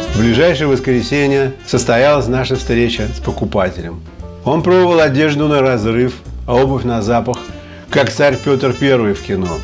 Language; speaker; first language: Russian; native; Russian